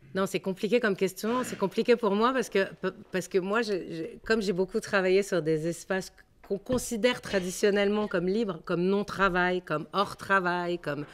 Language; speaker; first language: French; native; French